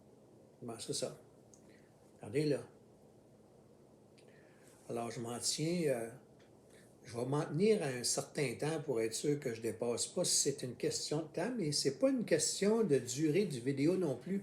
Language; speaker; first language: French; native; French